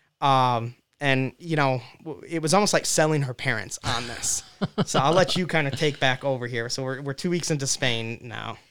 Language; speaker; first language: English; native; English